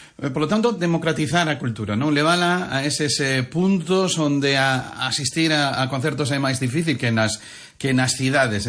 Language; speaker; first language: Galician; non-native, local second language; Spanish